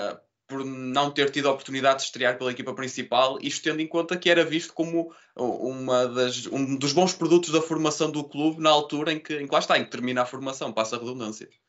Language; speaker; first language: Portuguese; native; Portuguese